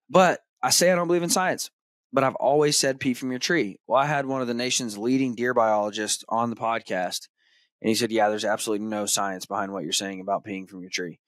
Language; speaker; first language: English; native; English